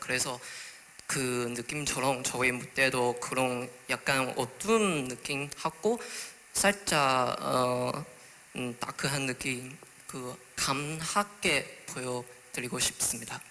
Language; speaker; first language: Korean; non-native, learner; Chinese